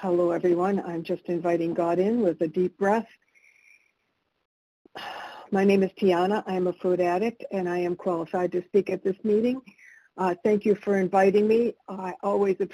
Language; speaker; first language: English; early bilingual, other home language; Italian